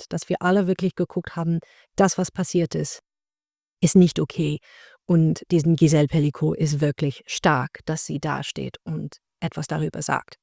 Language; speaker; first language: German; non-native, fluent; Dutch